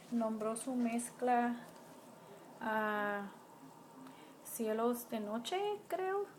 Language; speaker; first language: Spanish; early bilingual, heritage; Spanish